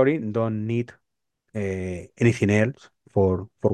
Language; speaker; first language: English; non-native, learner; Spanish